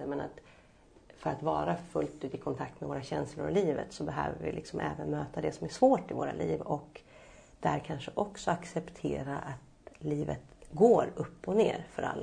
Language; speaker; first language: Swedish; native; Swedish